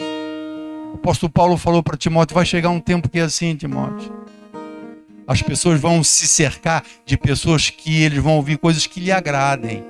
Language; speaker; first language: Portuguese; native; Portuguese